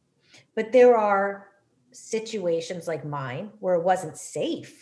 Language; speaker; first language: English; native; English